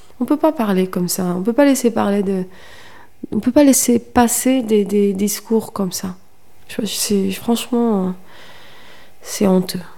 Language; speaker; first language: French; non-native, local second language; Kabyle